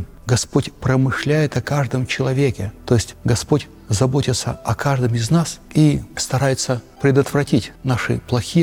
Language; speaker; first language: Russian; native; Russian